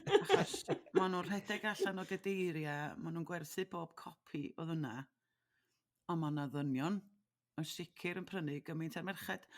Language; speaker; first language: Welsh; native; Welsh